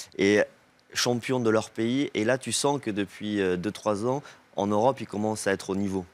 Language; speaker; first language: French; native; French